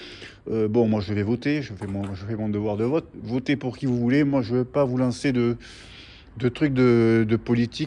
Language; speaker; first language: French; native; French